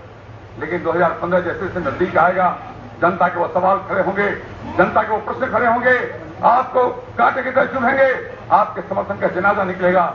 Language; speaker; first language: Hindi; native; Hindi